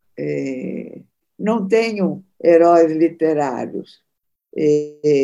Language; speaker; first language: Portuguese; early bilingual, other home language; Italian